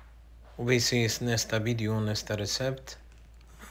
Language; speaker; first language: Swedish; non-native, learner; Arabic